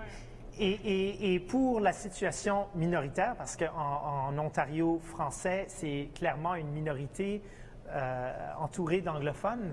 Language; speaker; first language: French; native; French